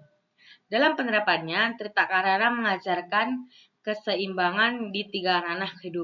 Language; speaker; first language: Indonesian; non-native, local second language; Balinese